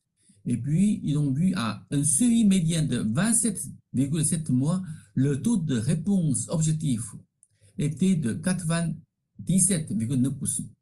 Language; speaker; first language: French; non-native, fluent; Chinese